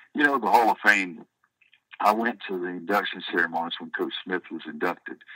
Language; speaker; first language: English; native; English